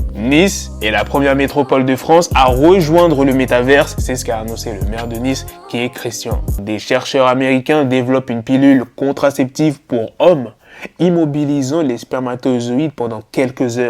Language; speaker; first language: French; native; French